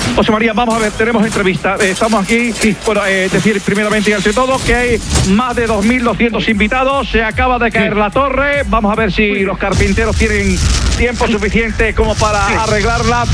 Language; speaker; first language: Spanish; native; Spanish